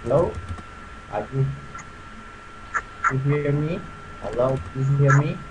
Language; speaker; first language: English; non-native, learner; Spanish